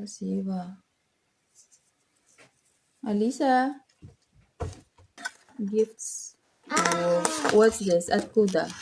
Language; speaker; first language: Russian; non-native, fluent; Filipino